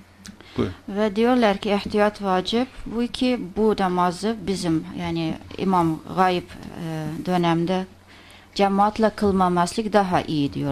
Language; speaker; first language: Turkish; non-native, fluent; Azerbaijani